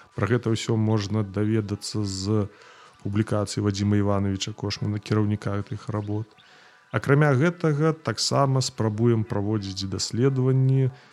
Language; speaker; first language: Belarusian; non-native, local second language; Russian